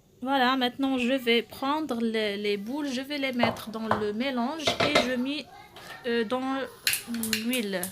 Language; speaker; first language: French; non-native, local second language; Arabic